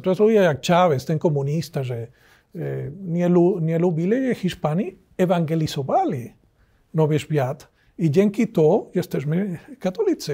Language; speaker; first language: Polish; non-native, learner; Spanish